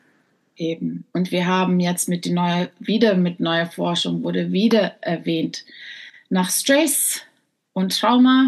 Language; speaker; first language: German; non-native, fluent; English